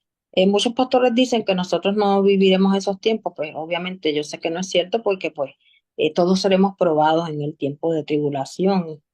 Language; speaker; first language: Spanish; native; Spanish